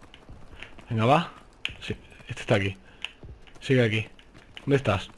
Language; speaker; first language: Spanish; native; Spanish